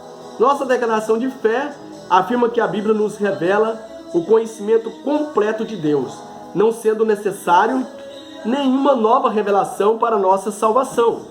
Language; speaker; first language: Portuguese; native; Portuguese